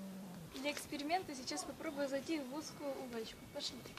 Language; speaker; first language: Russian; native; Russian